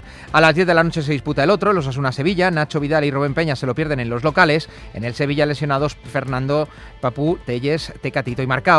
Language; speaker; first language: Spanish; native; Spanish